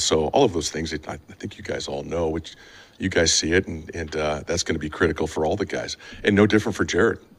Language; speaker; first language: English; native; English